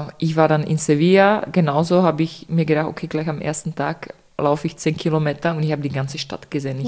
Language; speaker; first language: German; non-native, fluent; Czech